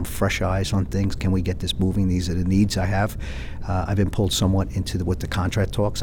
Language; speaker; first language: English; native; English